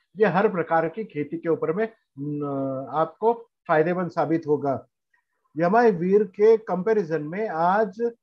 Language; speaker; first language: Hindi; non-native, local second language; Marathi